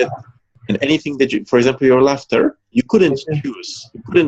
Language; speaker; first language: English; non-native, fluent; Polish